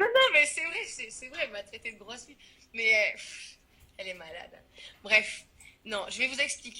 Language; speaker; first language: French; native; French